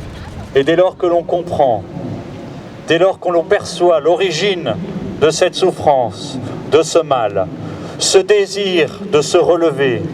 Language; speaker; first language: French; native; French